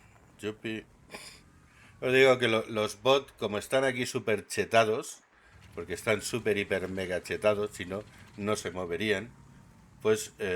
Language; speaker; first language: Spanish; native; Spanish